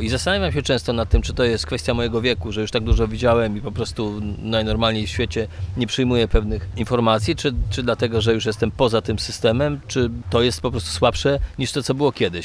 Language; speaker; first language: Polish; native; Polish